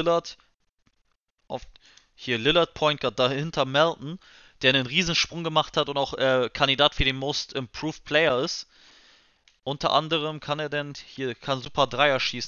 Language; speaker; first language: German; native; German